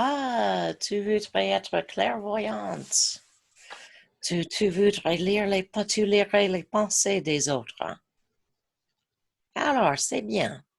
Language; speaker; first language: French; non-native, fluent; English